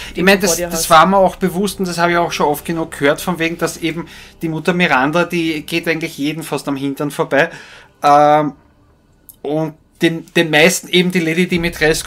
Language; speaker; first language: German; native; German